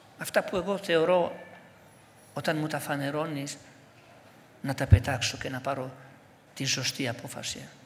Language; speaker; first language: Greek; non-native, fluent; Italian